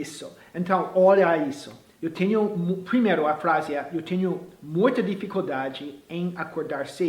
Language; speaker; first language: Portuguese; non-native, fluent; English